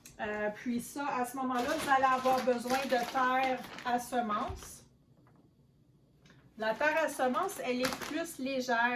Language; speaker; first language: French; native; French